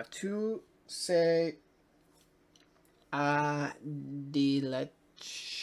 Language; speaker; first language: Italian; non-native, learner; English